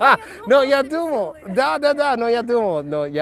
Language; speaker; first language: Russian; non-native, learner; English